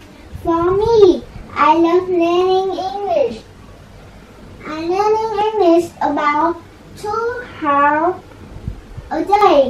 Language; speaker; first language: English; non-native, learner; Vietnamese